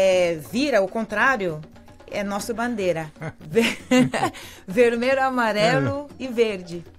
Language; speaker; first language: Portuguese; non-native, fluent; Mandingo